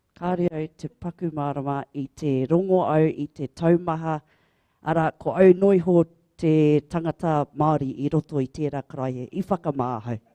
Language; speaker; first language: Māori; non-native, local second language; English